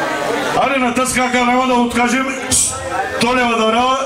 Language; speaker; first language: Bulgarian; non-native, local second language; Turkish